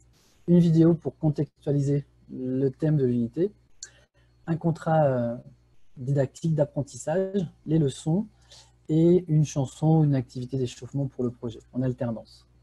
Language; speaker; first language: French; native; French